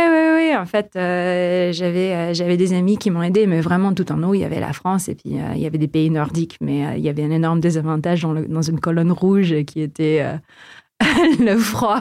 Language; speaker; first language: French; non-native, fluent; Filipino